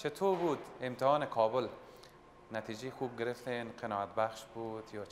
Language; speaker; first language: Persian; native; Persian